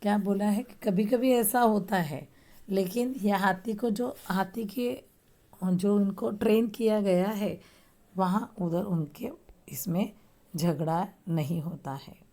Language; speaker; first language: Hindi; non-native, local second language; Marathi